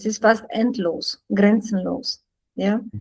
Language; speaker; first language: German; non-native, fluent; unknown